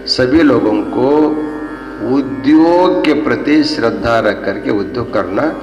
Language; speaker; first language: Hindi; non-native, local second language; Kannada